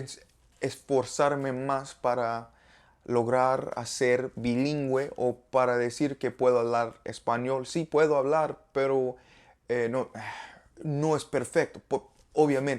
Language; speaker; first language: Spanish; non-native, learner; English